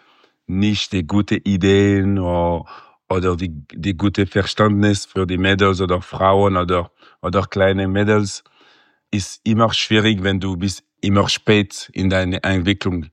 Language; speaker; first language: German; non-native, local second language; French